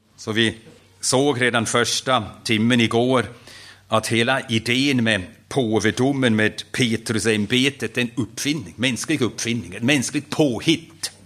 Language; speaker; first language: Swedish; non-native, fluent; German